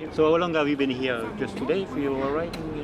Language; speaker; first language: English; non-native, learner; French